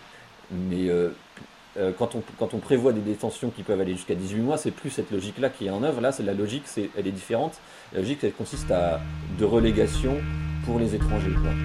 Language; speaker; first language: French; native; French